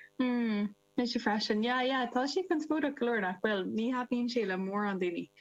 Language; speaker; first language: Irish; non-native, local second language; English